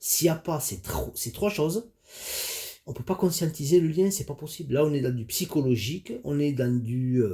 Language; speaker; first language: French; native; French